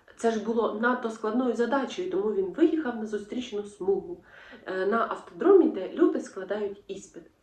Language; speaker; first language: Ukrainian; non-native, local second language; Russian